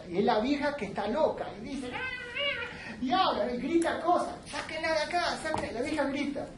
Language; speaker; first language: Spanish; native; Spanish